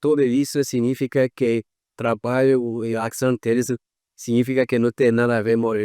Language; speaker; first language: Portuguese; non-native, fluent; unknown